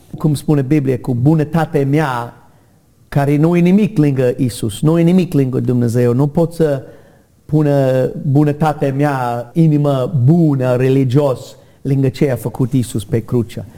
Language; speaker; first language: Romanian; non-native, learner; English